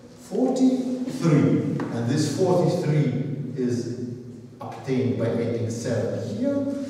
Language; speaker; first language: English; non-native, fluent; Russian